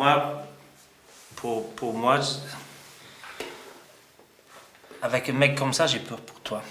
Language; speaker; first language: French; non-native, fluent; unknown